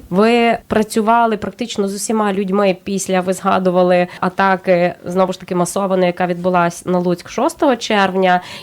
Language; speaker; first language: Ukrainian; native; Ukrainian